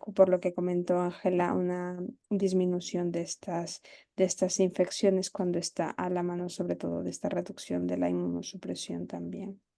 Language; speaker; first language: Spanish; native; Spanish